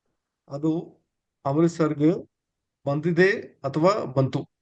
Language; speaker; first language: Kannada; non-native, learner; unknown